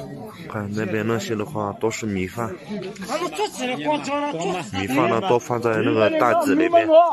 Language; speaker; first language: Chinese; non-native, local second language; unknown